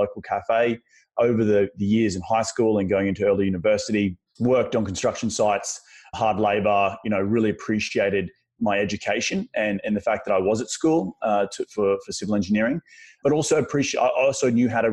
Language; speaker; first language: English; native; English